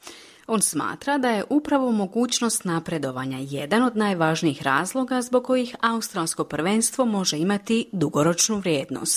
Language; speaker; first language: Croatian; native; Croatian